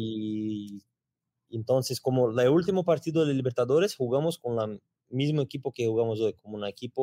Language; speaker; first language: Spanish; non-native, learner; Portuguese